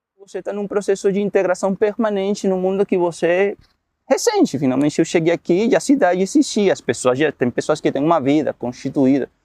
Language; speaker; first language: Portuguese; non-native, fluent; Spanish